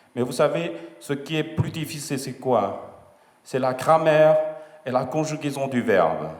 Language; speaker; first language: French; non-native, fluent; Chinese